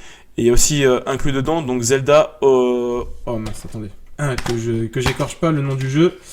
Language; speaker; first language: French; native; French